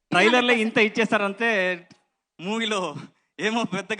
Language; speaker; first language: Telugu; non-native, learner; Kannada